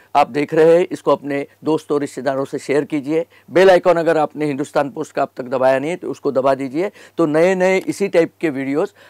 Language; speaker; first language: Hindi; native; Hindi